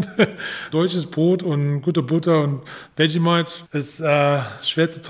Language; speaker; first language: German; non-native, fluent; English